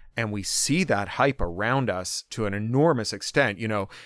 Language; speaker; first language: English; native; English